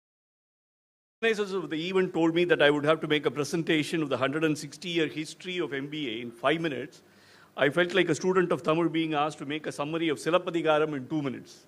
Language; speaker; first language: English; non-native, local second language; Tamil